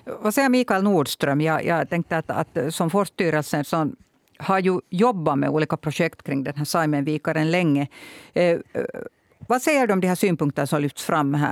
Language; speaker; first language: Swedish; native; Swedish